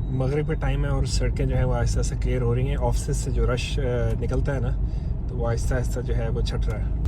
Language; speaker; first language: Urdu; native; Urdu